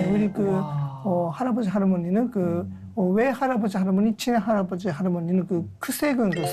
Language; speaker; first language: Korean; non-native, learner; Japanese